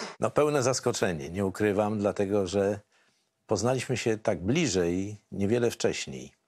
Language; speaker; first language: Polish; native; Polish